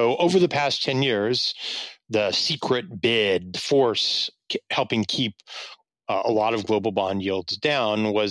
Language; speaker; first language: English; native; English